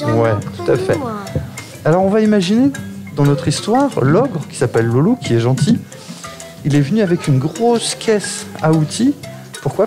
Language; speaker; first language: French; native; French